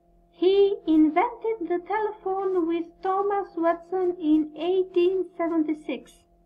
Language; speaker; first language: English; non-native, fluent; Albanian